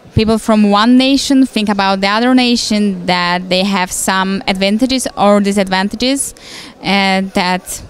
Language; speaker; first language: English; non-native, fluent; Polish